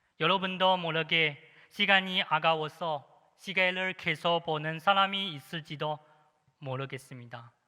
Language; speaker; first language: Korean; non-native, fluent; Chinese